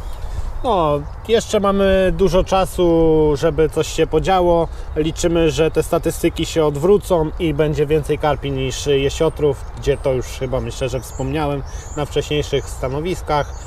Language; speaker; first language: Polish; native; Polish